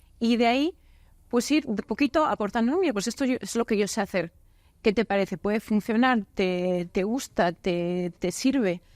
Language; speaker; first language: Spanish; native; Spanish